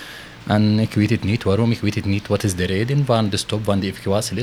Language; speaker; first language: Dutch; non-native, learner; Arabic